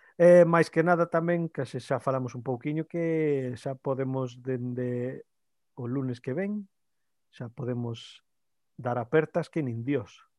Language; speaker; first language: Galician; early bilingual, heritage; Galician